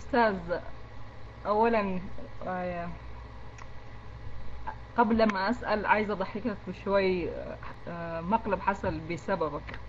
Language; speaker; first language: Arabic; non-native, fluent; Amharic